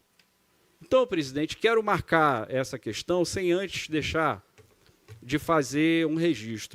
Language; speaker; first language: Portuguese; native; Portuguese